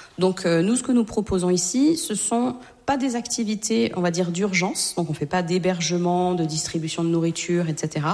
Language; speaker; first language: French; native; French